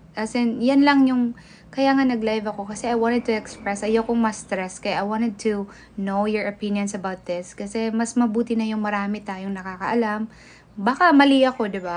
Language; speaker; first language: Filipino; native; Filipino